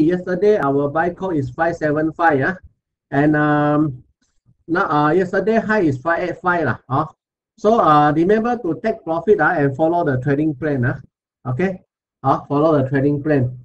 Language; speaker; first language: English; non-native, local second language; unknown